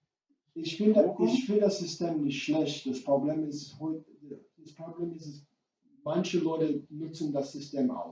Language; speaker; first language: German; non-native, fluent; English